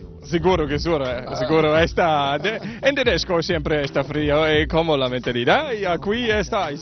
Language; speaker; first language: Spanish; non-native, learner; German